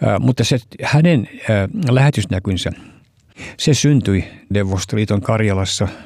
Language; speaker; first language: Finnish; early bilingual, heritage; Finnish